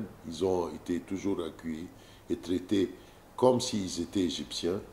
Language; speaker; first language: French; non-native, fluent; Arabic